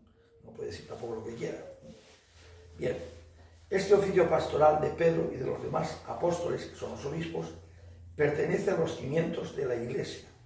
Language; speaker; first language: Spanish; native; Spanish